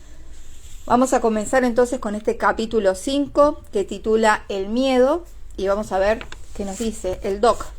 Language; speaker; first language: Spanish; native; Spanish